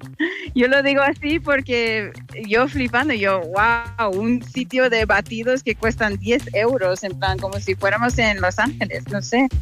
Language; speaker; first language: Spanish; non-native, fluent; English